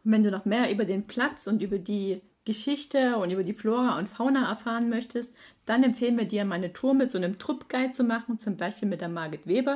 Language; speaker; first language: German; native; German